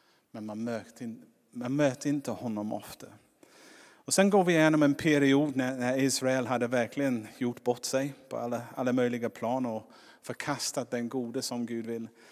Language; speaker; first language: Swedish; non-native, fluent; English